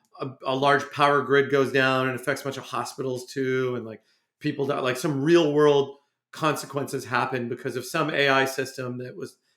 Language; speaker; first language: English; native; English